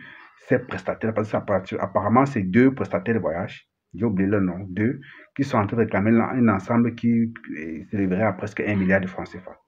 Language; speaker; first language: French; native; French